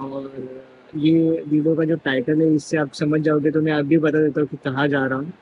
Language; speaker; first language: Hindi; non-native, local second language; Marathi